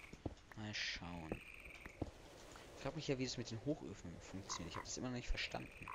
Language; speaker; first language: German; native; German